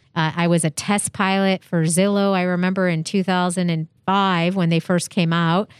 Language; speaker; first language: English; native; English